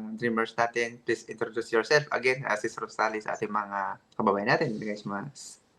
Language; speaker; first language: Filipino; native; Filipino